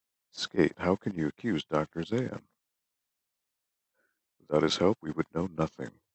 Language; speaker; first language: English; early bilingual, other home language; Spanish